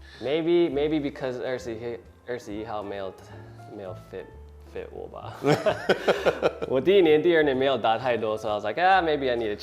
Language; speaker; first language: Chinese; early bilingual, heritage; Chinese